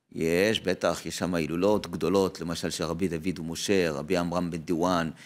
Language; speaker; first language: Hebrew; native; Hebrew